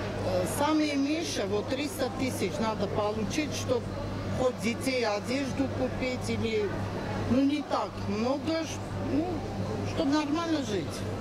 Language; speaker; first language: Russian; non-native, learner; Armenian